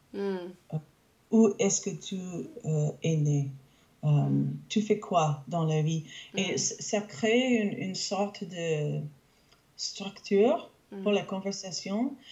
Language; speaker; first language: French; non-native, fluent; English